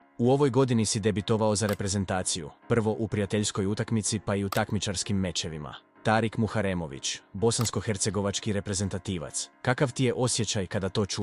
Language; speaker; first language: Croatian; native; Croatian